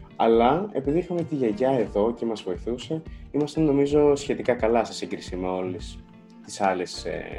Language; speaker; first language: Greek; early bilingual, other home language; Ukrainian